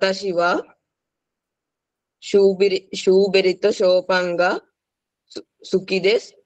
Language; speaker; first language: Japanese; non-native, learner; Sinhala